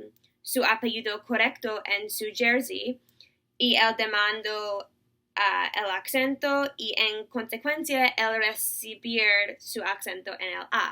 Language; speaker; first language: Spanish; non-native, learner; English